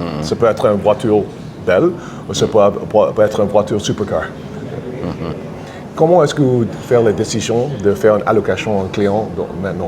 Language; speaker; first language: French; non-native, fluent; English